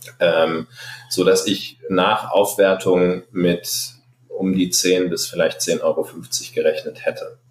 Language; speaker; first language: German; non-native, fluent; Arabic